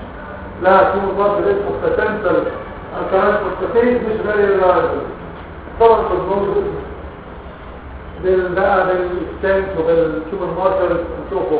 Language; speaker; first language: Arabic; native; Arabic